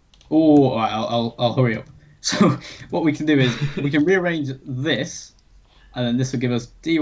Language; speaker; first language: English; native; English